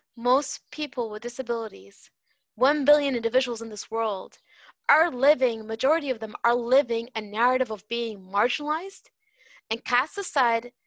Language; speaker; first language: English; native; English